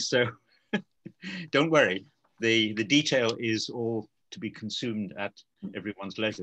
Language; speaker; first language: English; native; English